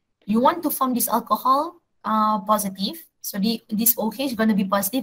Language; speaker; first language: English; non-native, local second language; Malay